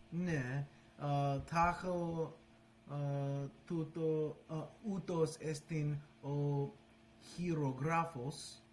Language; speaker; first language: Greek; non-native, learner; English